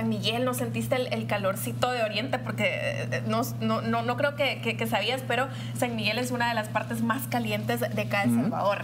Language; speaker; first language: Spanish; native; Spanish